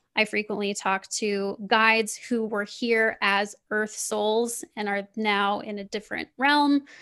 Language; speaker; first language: English; native; English